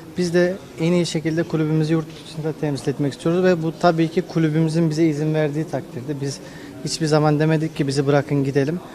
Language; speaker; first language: Turkish; native; Turkish